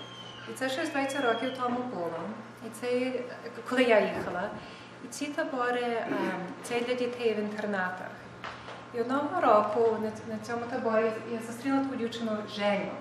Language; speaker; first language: Ukrainian; early bilingual, heritage; Ukrainian